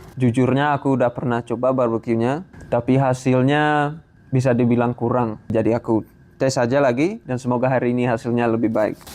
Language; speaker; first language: Indonesian; non-native, fluent; Dutch